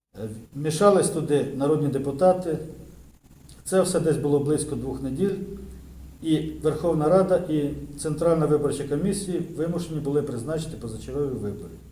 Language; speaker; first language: Ukrainian; native; Ukrainian